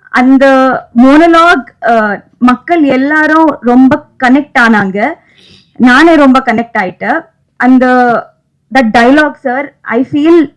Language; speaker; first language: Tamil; non-native, local second language; Malayalam